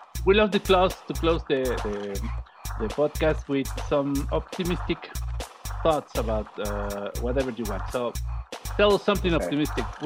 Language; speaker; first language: English; non-native, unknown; Spanish